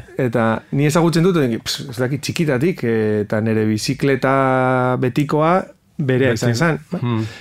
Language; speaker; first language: Basque; non-native, local second language; Spanish